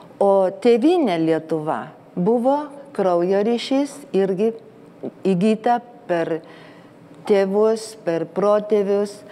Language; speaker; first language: Lithuanian; early bilingual, heritage; Lithuanian